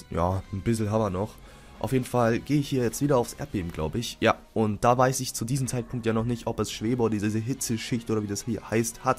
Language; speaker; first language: German; native; German